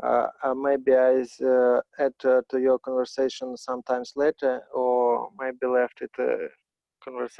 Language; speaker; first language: English; non-native, learner; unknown